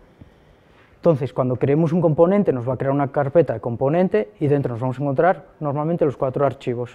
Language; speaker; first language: Spanish; native; Spanish